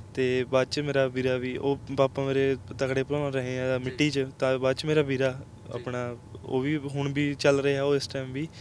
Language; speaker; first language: Punjabi; native; Punjabi